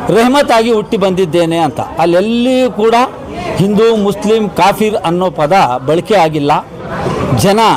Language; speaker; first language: Kannada; non-native, local second language; Urdu